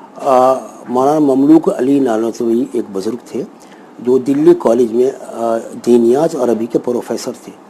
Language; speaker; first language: Urdu; native; Urdu